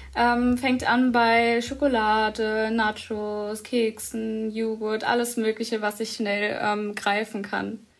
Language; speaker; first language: German; early bilingual, other home language; Arabic